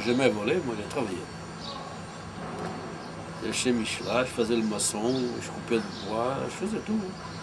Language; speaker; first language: French; non-native, fluent; Portuguese